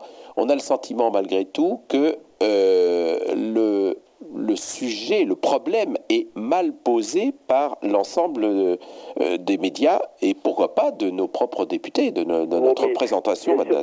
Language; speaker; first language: French; native; French